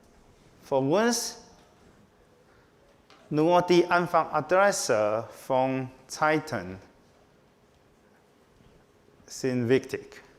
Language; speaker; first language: German; non-native, learner; Chinese